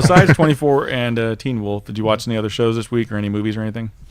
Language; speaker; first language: English; native; English